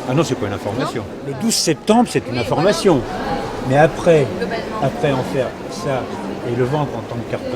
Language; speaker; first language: French; native; French